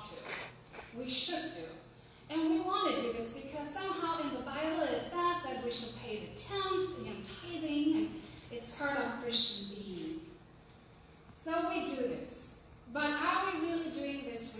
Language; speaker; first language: English; non-native, fluent; German